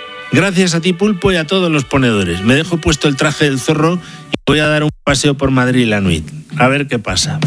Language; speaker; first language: Spanish; native; Spanish